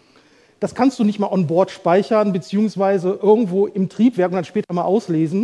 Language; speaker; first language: German; native; German